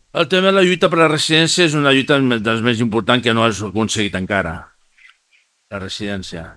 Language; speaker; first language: Catalan; non-native, fluent; Spanish